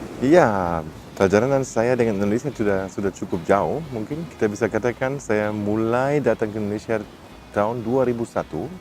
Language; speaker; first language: Indonesian; non-native, fluent; German